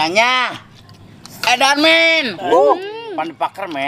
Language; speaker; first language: Indonesian; non-native, local second language; Sundanese